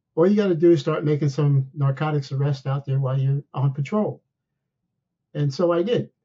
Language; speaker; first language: English; native; English